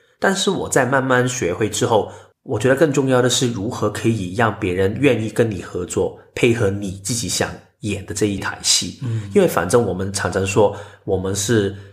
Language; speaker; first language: Chinese; non-native, local second language; Cantonese